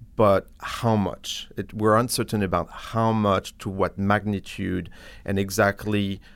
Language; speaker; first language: English; non-native, fluent; French